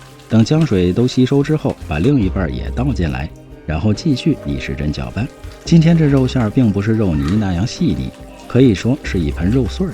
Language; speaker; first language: Chinese; native; Chinese